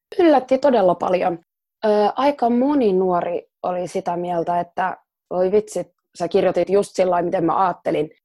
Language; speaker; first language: Finnish; early bilingual, other home language; Somali